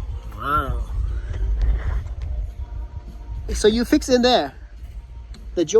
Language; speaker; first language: English; non-native, learner; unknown